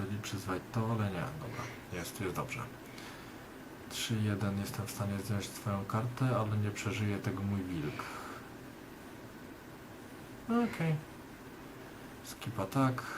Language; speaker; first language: Polish; native; Polish